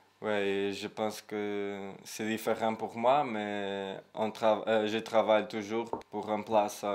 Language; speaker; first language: French; non-native, learner; Portuguese